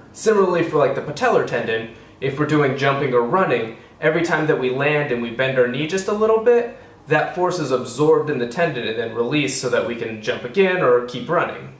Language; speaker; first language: English; native; English